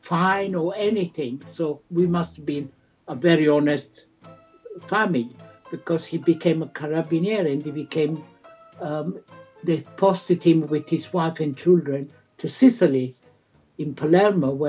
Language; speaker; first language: English; native; English